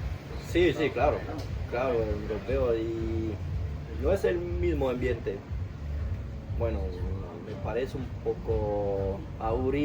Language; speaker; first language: Spanish; non-native, fluent; French